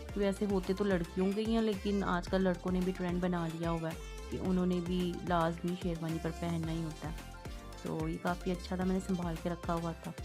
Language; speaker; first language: Urdu; native; Urdu